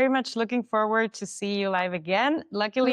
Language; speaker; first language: English; non-native, fluent; German